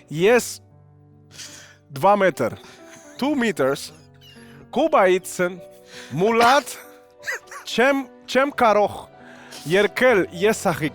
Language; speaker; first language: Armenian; non-native, learner; Spanish